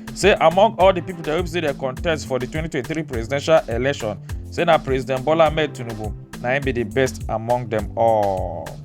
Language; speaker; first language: Nigerian Pidgin; native; Nigerian Pidgin